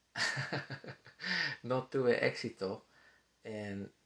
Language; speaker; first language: Spanish; non-native, fluent; English